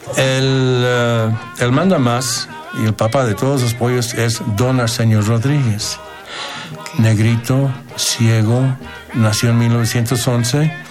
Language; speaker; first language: Spanish; non-native, fluent; English